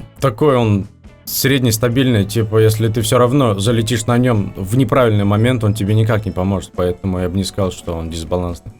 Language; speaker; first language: Russian; native; Russian